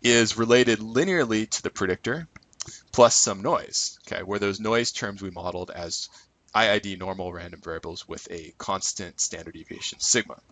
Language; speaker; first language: English; native; English